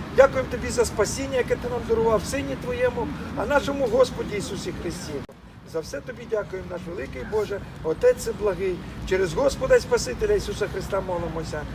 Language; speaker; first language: Ukrainian; non-native, local second language; Russian